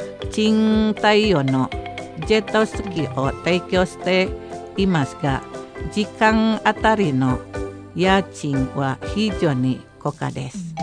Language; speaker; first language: Japanese; non-native, fluent; Indonesian